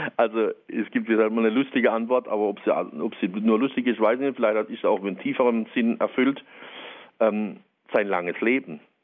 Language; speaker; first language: German; native; German